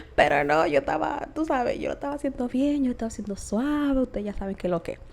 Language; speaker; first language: Spanish; early bilingual, other home language; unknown